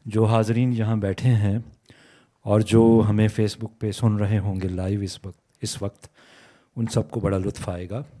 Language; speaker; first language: Urdu; native; Urdu